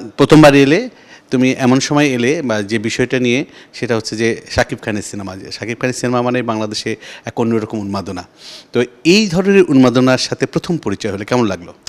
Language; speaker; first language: Bangla; native; Bangla